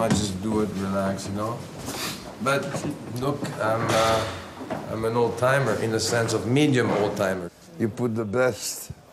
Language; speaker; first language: English; non-native, fluent; French